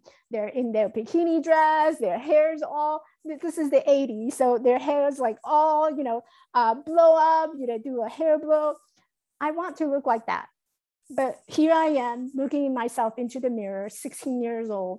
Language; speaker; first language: English; non-native, fluent; Chinese